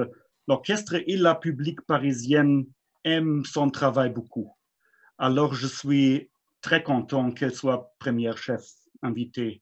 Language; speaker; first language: French; non-native, fluent; German